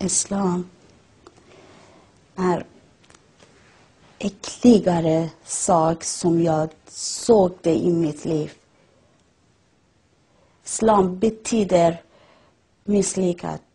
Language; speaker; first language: Swedish; non-native, learner; Persian